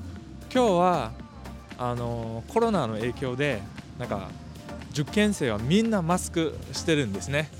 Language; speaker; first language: Japanese; non-native, fluent; Vietnamese